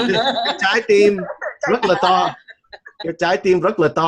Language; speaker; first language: Vietnamese; non-native, learner; English